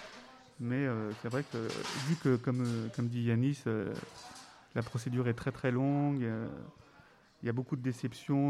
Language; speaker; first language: French; native; French